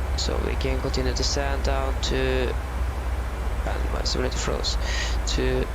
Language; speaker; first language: English; non-native, fluent; Norwegian